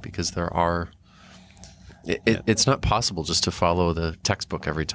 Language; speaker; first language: English; native; English